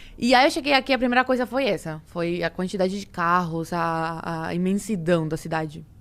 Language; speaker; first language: Portuguese; early bilingual, other home language; Spanish